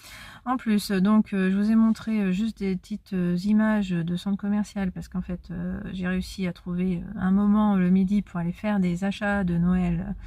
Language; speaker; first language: French; native; French